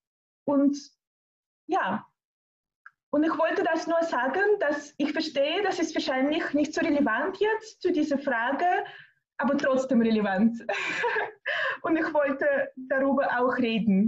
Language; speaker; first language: German; non-native, fluent; Russian